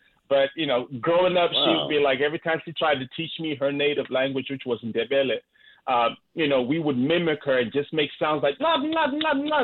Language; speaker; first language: English; non-native, local second language; Shona